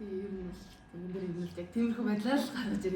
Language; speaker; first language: Mongolian; native; Mongolian